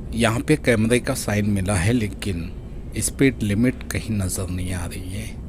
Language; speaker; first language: Hindi; native; Hindi